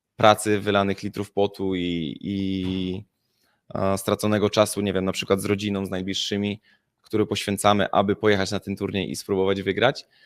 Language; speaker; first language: Polish; native; Polish